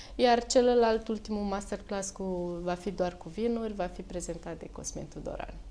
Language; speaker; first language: Romanian; native; Romanian